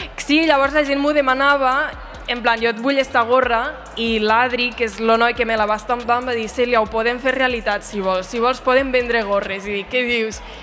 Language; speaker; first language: Catalan; native; Catalan